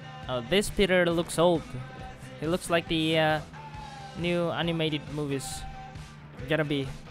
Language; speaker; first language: English; non-native, fluent; Vietnamese